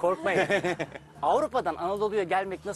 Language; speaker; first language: Turkish; native; Turkish